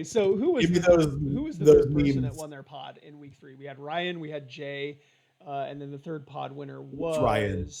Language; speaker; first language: English; native; English